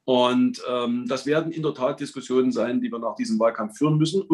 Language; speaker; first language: German; native; German